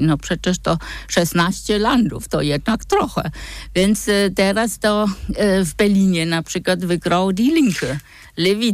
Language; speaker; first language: Polish; non-native, fluent; German